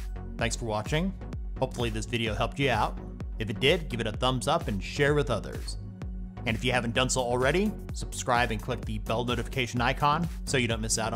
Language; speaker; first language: English; native; English